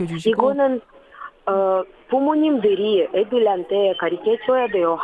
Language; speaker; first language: Korean; non-native, learner; Russian